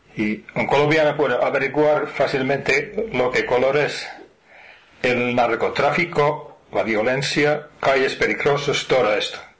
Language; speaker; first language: Spanish; non-native, fluent; Finnish